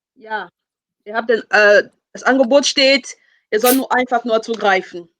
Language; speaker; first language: German; non-native, fluent; French